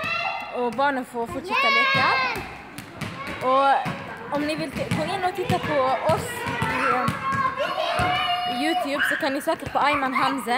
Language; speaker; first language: Swedish; early bilingual, other home language; Arabic